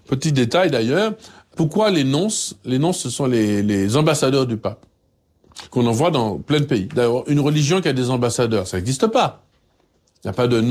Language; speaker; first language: French; native; French